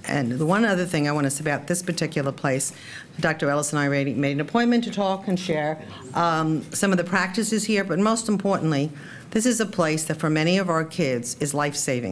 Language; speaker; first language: English; early bilingual, other home language; Spanish